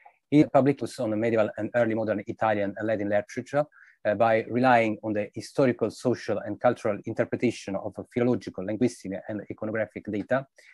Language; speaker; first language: English; non-native, fluent; Italian